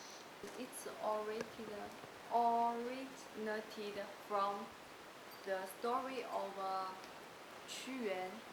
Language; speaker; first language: English; non-native, learner; Chinese